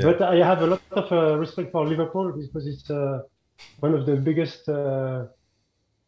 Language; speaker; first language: English; non-native, fluent; French